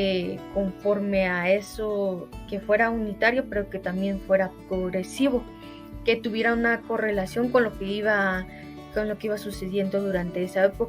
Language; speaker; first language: Spanish; native; Spanish